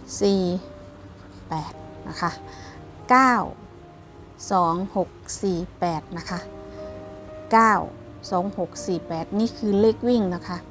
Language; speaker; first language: Thai; non-native, local second language; Northeastern Thai